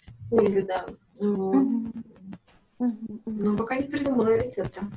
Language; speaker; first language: Russian; native; Russian